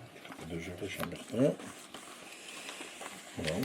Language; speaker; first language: French; native; French